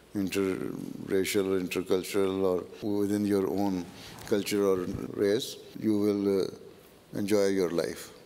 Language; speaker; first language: English; non-native, local second language; Urdu